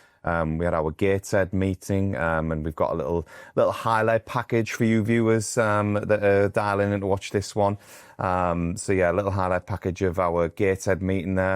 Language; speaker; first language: English; native; English